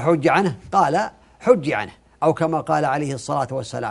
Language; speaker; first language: Arabic; native; Arabic